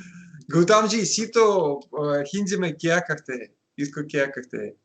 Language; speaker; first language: Hindi; non-native, learner; Russian